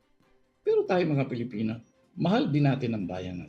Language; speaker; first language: Filipino; native; Filipino